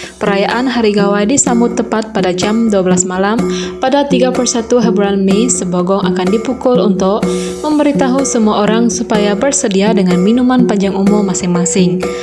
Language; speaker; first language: Malay; non-native, local second language; Iban